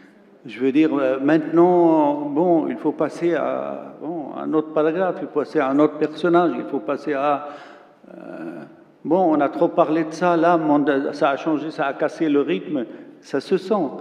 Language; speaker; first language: French; non-native, local second language; Arabic